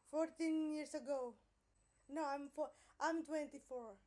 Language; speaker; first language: English; non-native, learner; Indonesian